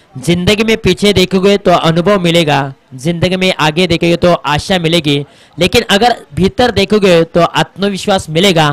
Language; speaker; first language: Hindi; non-native, local second language; Marathi